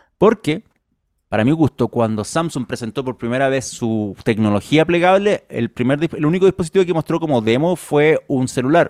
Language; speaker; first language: Spanish; native; Spanish